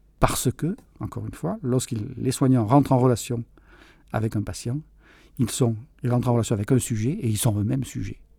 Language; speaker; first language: French; early bilingual, other home language; Catalan